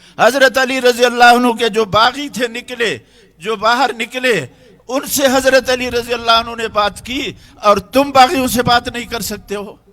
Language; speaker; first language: Urdu; non-native, local second language; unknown